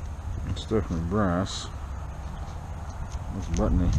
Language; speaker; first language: English; native; English